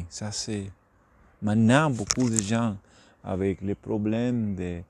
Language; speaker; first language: French; non-native, learner; Spanish